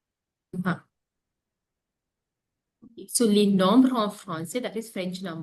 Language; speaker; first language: French; non-native, learner; Hindi